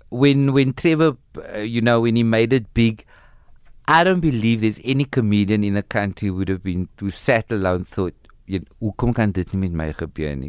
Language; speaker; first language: English; early bilingual, other home language; Afrikaans